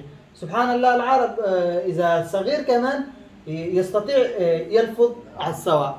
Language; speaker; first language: Arabic; non-native, learner; Pashto